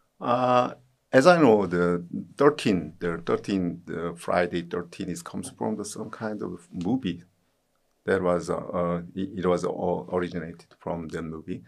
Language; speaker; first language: English; non-native, learner; Korean